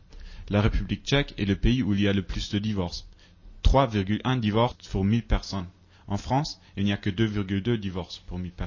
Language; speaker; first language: French; native; French